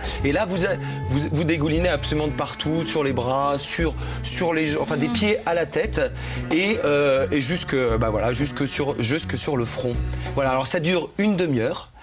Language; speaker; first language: French; native; French